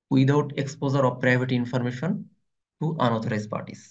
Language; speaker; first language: English; non-native, local second language; Bangla